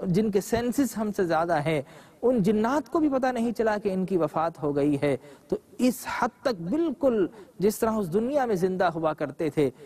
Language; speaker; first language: Urdu; native; Urdu